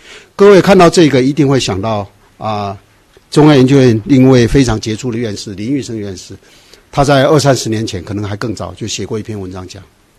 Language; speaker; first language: Chinese; native; Chinese